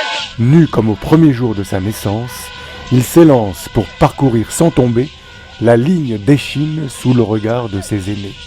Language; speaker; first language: French; native; French